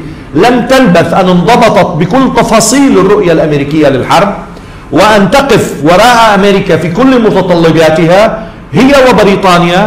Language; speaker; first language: Arabic; native; Arabic